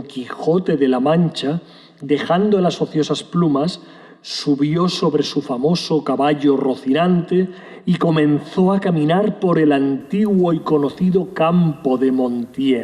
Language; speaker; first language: Spanish; native; Spanish